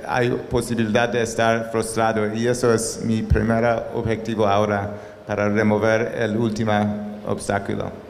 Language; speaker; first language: Spanish; non-native, learner; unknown